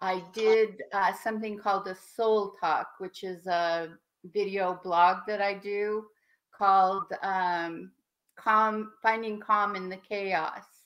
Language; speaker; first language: English; native; English